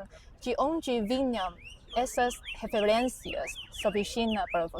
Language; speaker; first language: Portuguese; non-native, fluent; Chinese